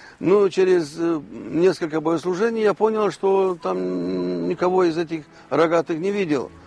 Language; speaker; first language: Russian; non-native, local second language; Romanian